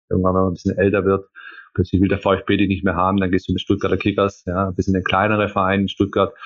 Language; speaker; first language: German; early bilingual, other home language; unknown